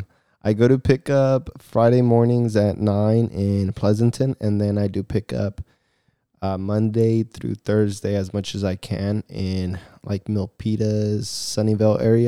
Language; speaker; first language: English; early bilingual, other home language; Spanish